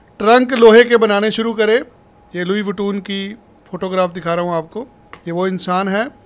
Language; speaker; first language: Hindi; native; Hindi